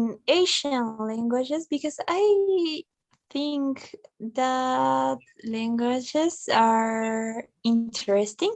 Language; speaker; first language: English; non-native, learner; Spanish